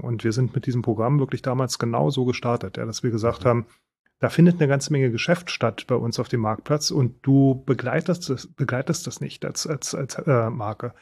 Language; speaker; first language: German; native; German